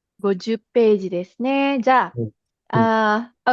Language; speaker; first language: Japanese; non-native, fluent; Filipino